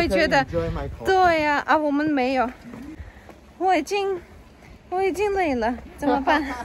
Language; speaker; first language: Chinese; non-native, learner; Russian